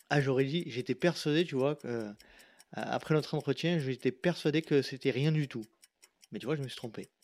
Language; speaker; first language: French; native; French